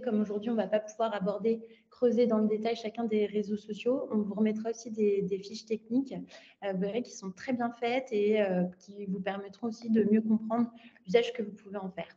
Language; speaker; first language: French; native; French